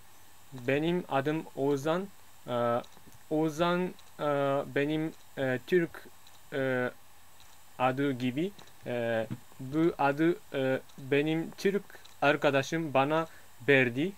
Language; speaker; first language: Turkish; non-native, learner; Japanese